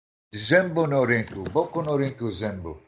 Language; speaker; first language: Japanese; non-native, learner; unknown